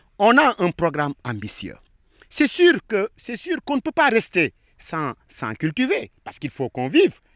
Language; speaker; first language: French; non-native, local second language; Wolof